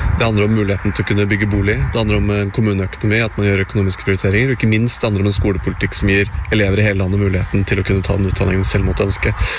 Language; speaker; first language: Norwegian; native; Norwegian